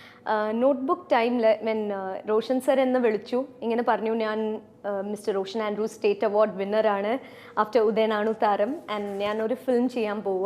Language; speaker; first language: Malayalam; non-native, fluent; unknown